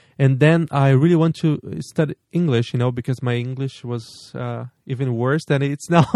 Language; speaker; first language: English; non-native, fluent; Portuguese